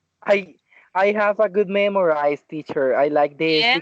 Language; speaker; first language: English; non-native, learner; Spanish